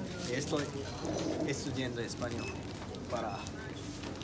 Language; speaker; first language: Spanish; non-native, learner; Japanese